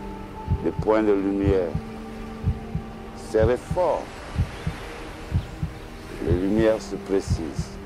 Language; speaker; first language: French; non-native, local second language; Wolof